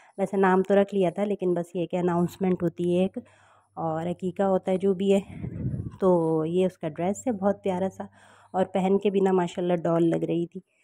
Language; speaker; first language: Urdu; native; Urdu